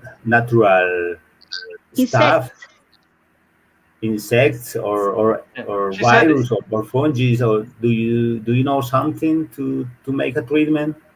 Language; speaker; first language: English; non-native, learner; Spanish